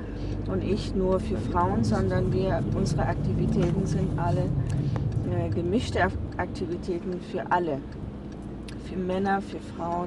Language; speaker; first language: German; non-native, fluent; Persian